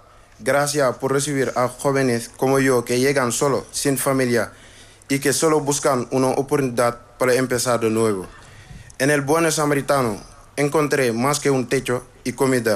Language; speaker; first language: Spanish; non-native, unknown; Wolof